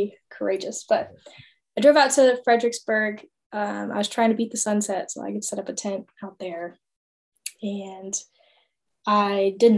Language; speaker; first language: English; native; English